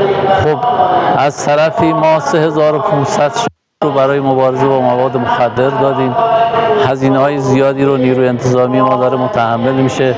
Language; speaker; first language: Persian; native; Persian